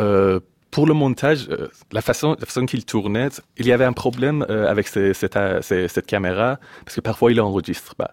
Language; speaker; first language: French; non-native, fluent; Persian